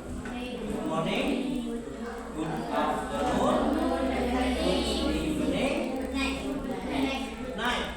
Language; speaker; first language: English; non-native, learner; Indonesian